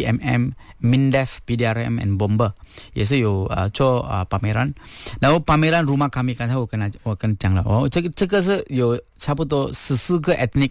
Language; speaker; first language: Chinese; non-native, local second language; Tamil